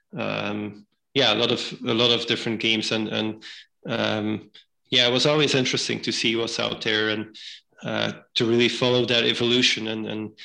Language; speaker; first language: English; non-native, fluent; Dutch